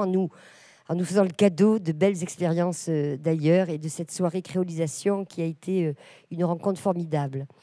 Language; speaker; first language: French; native; French